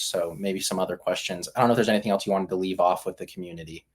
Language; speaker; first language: English; native; English